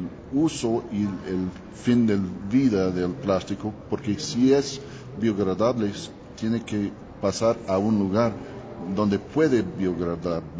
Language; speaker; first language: Spanish; non-native, learner; English